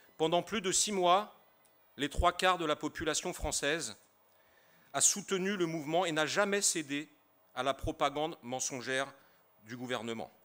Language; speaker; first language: French; native; French